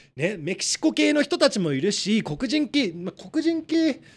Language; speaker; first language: Japanese; native; Japanese